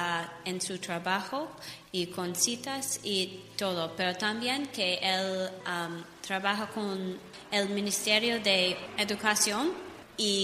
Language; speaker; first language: Spanish; non-native, learner; English